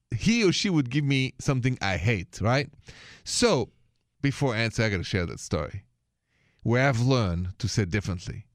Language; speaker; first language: English; non-native, fluent; French